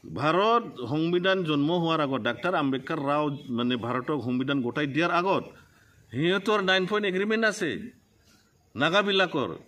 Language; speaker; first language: Assamese; non-native, local second language; Bodo